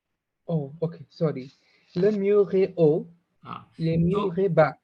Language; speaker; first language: French; non-native, learner; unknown